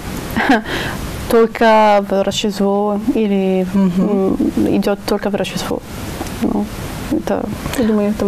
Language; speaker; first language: Russian; non-native, learner; Italian